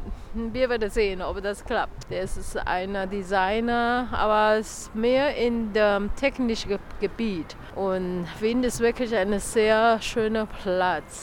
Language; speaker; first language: German; non-native, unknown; Chinese